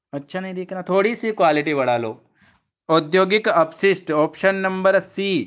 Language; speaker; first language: Hindi; native; Hindi